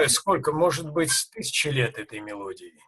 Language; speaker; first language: Russian; native; Russian